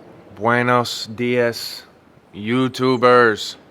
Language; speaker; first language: Spanish; non-native, learner; English